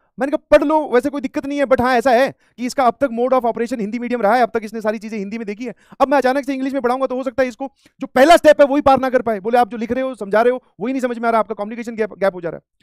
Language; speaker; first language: Hindi; native; Hindi